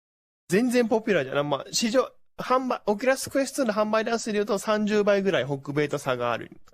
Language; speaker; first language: Japanese; native; Japanese